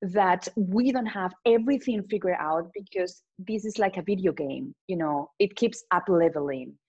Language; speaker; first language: English; non-native, fluent; Spanish